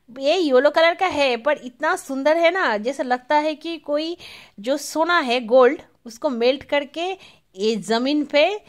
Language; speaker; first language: Hindi; non-native, local second language; Bangla